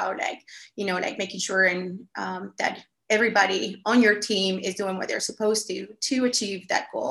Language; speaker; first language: English; non-native, fluent; Spanish